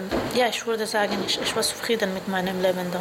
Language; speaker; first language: German; non-native, fluent; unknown